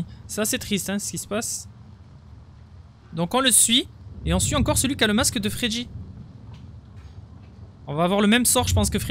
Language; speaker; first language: French; native; French